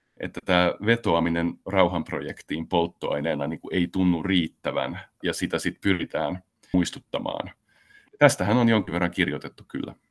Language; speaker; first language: Finnish; native; Finnish